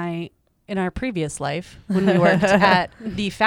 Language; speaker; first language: English; native; English